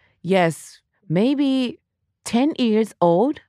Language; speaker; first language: English; non-native, learner; Japanese